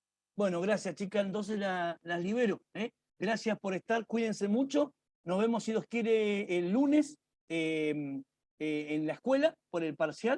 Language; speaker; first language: Spanish; native; Spanish